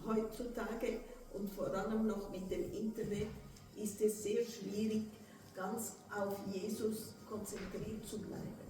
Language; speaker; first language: German; non-native, fluent; Portuguese